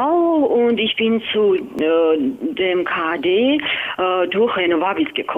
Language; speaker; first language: German; non-native, fluent; Georgian